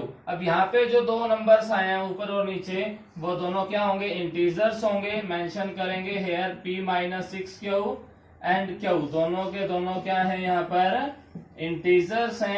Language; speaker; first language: Hindi; native; Hindi